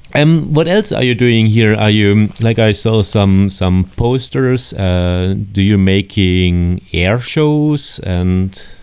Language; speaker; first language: English; non-native, fluent; German